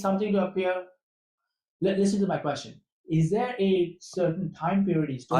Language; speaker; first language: English; native; English